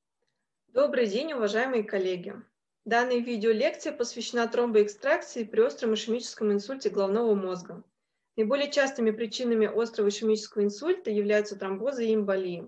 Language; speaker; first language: Russian; native; Russian